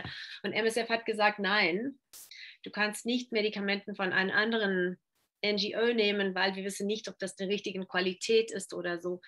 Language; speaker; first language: German; non-native, fluent; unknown